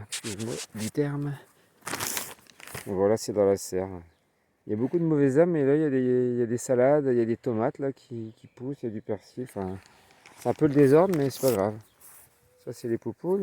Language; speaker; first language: French; native; French